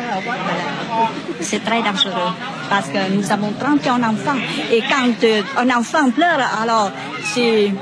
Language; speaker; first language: French; non-native, local second language; Vietnamese